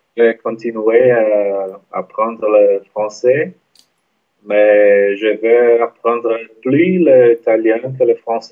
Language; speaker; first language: French; non-native, learner; Portuguese